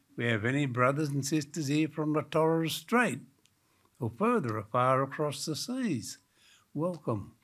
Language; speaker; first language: English; native; English